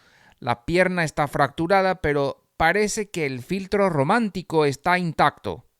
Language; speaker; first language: Spanish; non-native, fluent; English